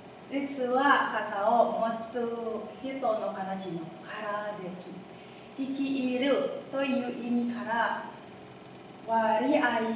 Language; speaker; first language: Japanese; non-native, learner; Indonesian